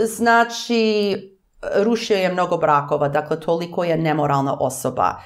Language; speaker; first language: Serbian; early bilingual, heritage; English